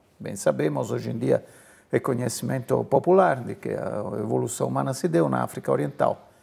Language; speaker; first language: Portuguese; non-native, fluent; Italian